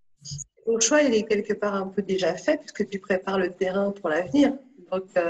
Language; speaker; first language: French; native; French